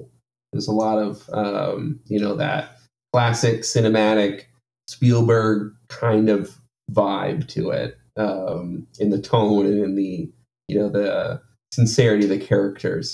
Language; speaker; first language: English; native; English